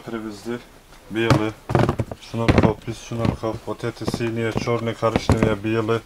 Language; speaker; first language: Russian; non-native, learner; Turkish